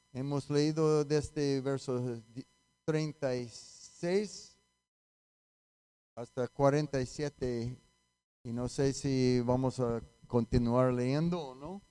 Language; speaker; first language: Spanish; non-native, fluent; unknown